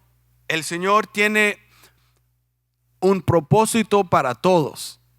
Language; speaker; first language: Spanish; non-native, fluent; English